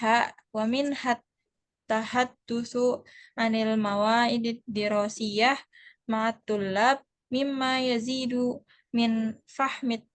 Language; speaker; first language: Arabic; non-native, learner; Indonesian